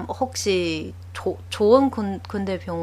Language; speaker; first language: Korean; non-native, learner; Chinese